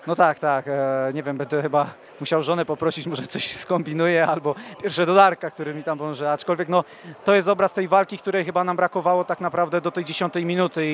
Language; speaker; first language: Polish; native; Polish